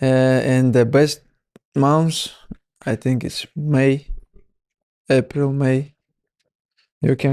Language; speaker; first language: English; non-native, learner; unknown